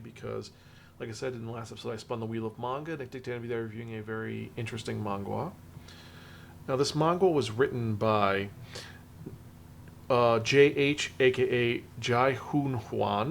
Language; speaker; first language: English; native; English